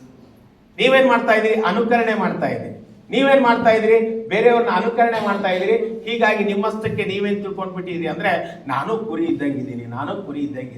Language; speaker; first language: Kannada; native; Kannada